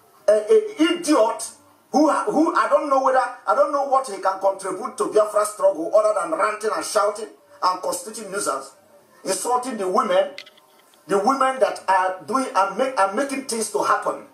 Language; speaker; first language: English; non-native, local second language; Igbo